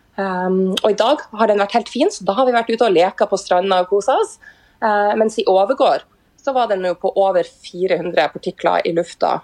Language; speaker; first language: Norwegian; native; Norwegian